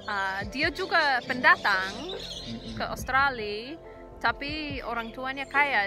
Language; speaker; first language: Indonesian; non-native, fluent; English